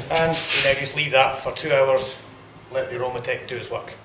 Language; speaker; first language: English; native; English